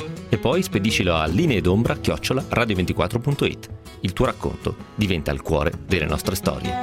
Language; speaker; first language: Italian; native; Italian